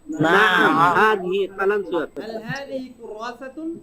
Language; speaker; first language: Arabic; non-native, local second language; Bangla